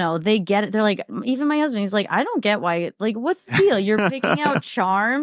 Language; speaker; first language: English; native; English